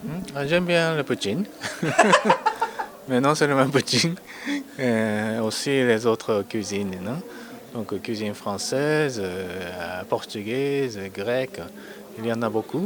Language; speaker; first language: French; non-native, fluent; Japanese